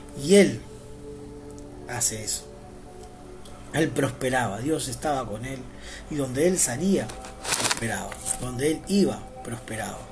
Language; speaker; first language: Spanish; native; Spanish